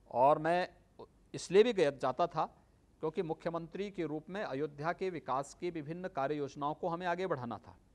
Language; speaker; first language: Hindi; native; Hindi